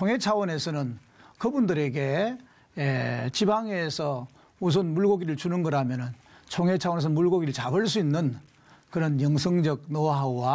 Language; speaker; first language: Korean; native; Korean